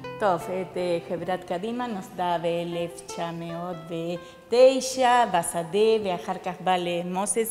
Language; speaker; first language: Hebrew; non-native, fluent; Spanish